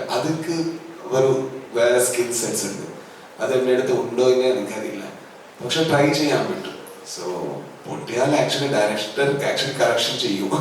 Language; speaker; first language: Malayalam; non-native, learner; Kannada